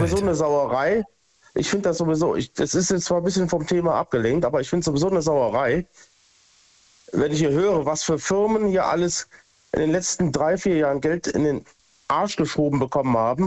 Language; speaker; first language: German; native; German